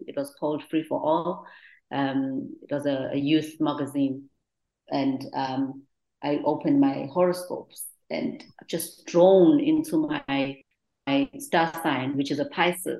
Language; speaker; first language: English; non-native, local second language; Zulu